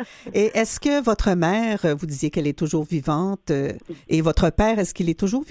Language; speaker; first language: French; native; French